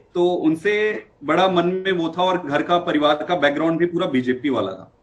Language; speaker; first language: Hindi; native; Hindi